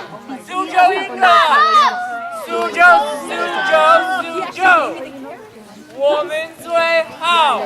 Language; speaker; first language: Chinese; non-native, learner; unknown